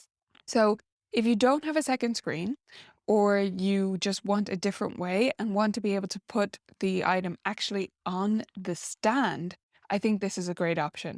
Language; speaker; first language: English; native; English